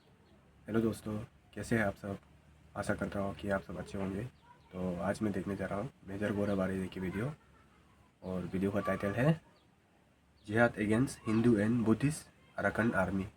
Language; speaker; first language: Hindi; non-native, local second language; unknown